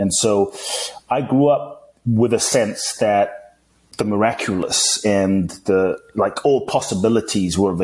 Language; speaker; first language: English; native; English